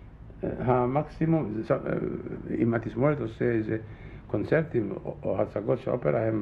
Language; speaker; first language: Hebrew; non-native, fluent; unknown